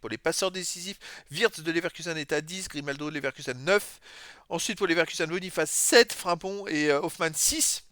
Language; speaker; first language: French; native; French